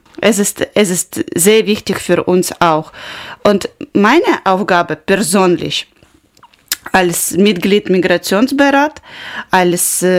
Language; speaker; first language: German; non-native, learner; Ukrainian